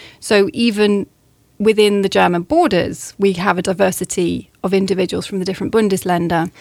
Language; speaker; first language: English; native; English